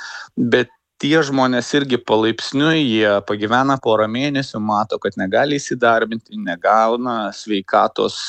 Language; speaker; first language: Lithuanian; native; Lithuanian